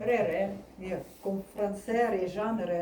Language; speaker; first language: French; non-native, learner; Russian